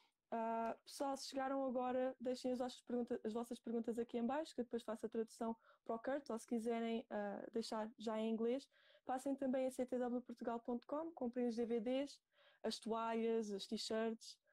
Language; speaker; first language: Portuguese; native; Portuguese